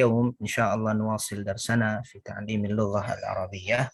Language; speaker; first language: Arabic; non-native, fluent; Indonesian